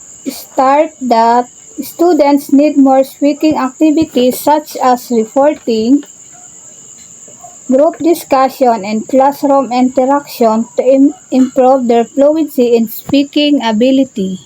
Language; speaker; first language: English; non-native, local second language; Filipino